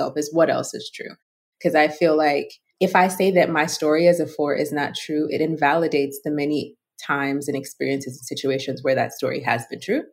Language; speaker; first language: English; non-native, local second language; Yoruba